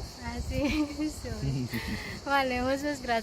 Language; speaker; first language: Spanish; non-native, learner; Filipino